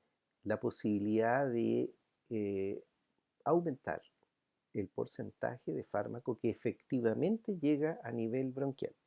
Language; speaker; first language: Spanish; native; Spanish